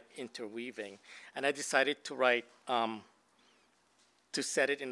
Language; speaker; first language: English; native; English